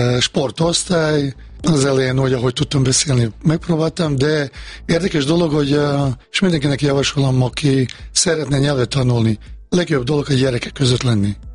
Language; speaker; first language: Hungarian; non-native, fluent; Bosnian